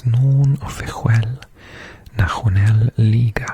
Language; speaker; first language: Swedish; non-native, fluent; English